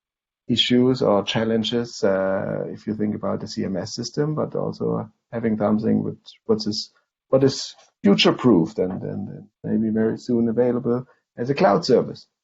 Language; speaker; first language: English; non-native, fluent; German